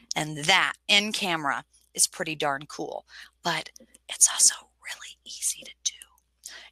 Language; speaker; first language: English; native; English